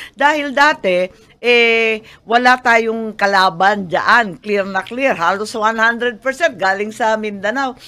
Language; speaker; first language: Filipino; native; Filipino